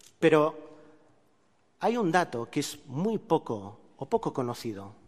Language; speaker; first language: Spanish; non-native, local second language; Catalan